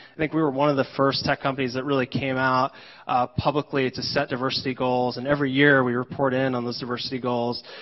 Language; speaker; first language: English; native; English